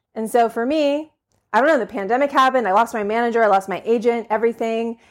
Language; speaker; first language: English; native; English